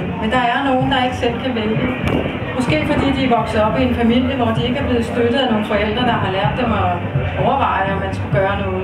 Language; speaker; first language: Danish; native; Danish